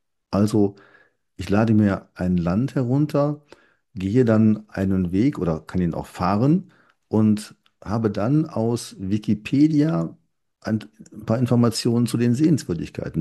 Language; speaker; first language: German; native; German